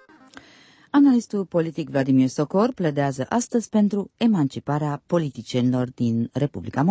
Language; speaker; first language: Romanian; native; Romanian